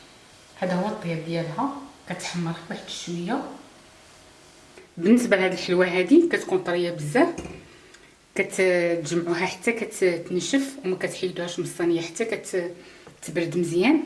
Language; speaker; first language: Arabic; native; Arabic